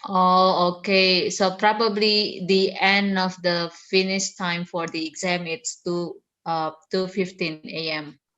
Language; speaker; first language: English; non-native, learner; Indonesian